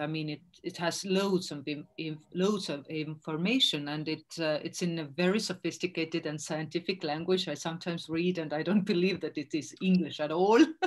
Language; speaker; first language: English; non-native, fluent; Estonian